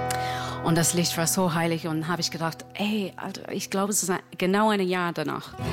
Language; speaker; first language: German; non-native, learner; English